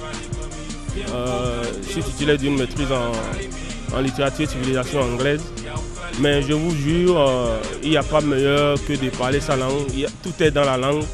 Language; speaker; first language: French; native; French